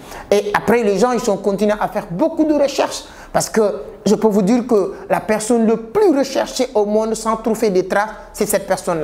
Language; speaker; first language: French; non-native, local second language; Wolof